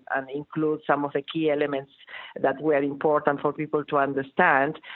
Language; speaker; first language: English; non-native, fluent; Spanish